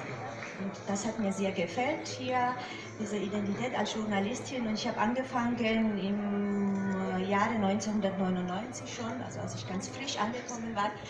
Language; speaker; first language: German; non-native, fluent; Georgian